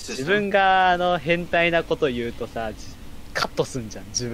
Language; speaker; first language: Japanese; native; Japanese